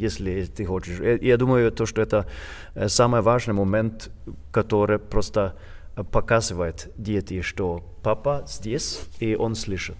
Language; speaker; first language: Russian; non-native, learner; Swedish